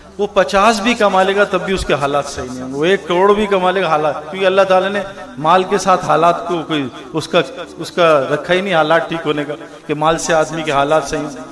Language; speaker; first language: Urdu; native; Urdu